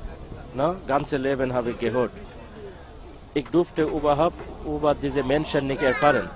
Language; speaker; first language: German; non-native, learner; Bangla